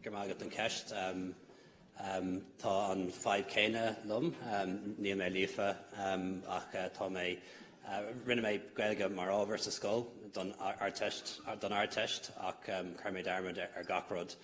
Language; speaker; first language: Irish; non-native, local second language; English